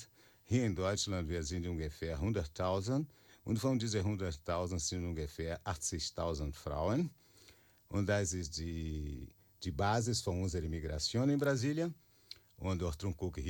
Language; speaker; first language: German; non-native, learner; Portuguese